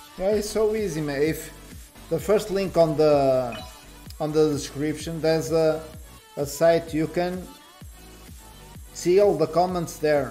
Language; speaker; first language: English; non-native, learner; Portuguese